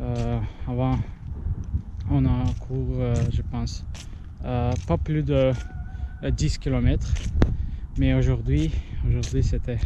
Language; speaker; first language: French; non-native, learner; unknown